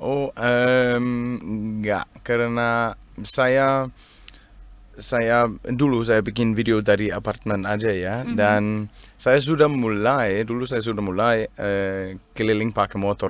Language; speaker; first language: Indonesian; non-native, learner; Danish